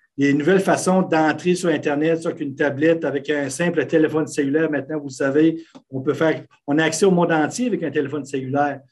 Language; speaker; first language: French; native; French